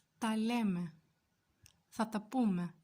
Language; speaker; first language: Greek; non-native, fluent; Turkish